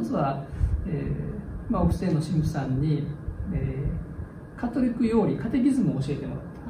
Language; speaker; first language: Japanese; native; Japanese